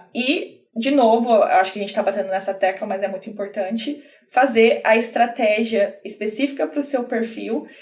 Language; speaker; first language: Portuguese; native; Portuguese